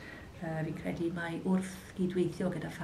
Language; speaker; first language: Welsh; native; Welsh